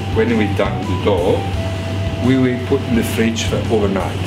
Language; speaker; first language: English; non-native, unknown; Italian